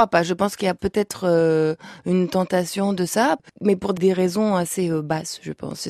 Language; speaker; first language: French; non-native, fluent; Lithuanian